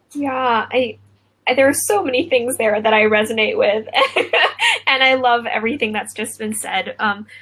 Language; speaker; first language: English; non-native, local second language; Cantonese